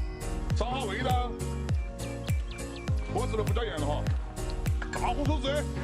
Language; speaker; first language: Chinese; native; Chinese